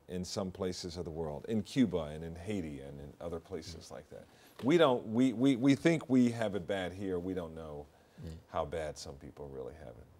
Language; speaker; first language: English; native; English